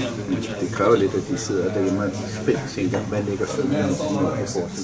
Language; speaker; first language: Danish; native; Danish